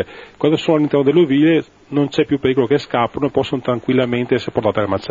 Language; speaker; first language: Italian; native; Italian